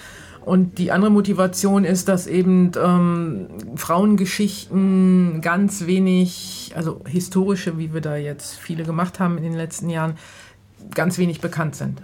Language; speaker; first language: German; native; German